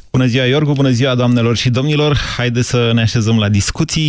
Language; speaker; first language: Romanian; native; Romanian